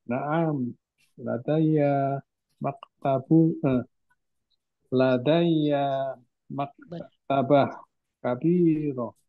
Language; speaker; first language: Arabic; non-native, learner; Indonesian